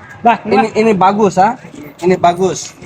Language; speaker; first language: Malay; non-native, learner; Bangla